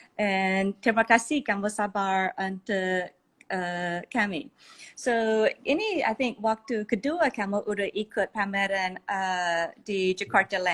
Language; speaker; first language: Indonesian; non-native, fluent; English